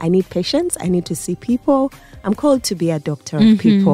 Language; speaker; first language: English; non-native, local second language; Ganda